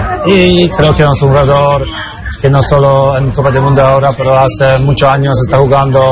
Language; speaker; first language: Spanish; non-native, learner; Polish